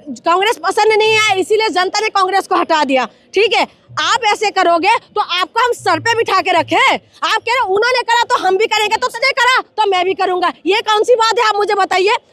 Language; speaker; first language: Hindi; non-native, local second language; Manipuri